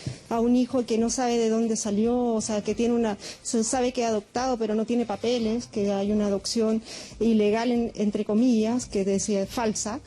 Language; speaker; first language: Spanish; native; Spanish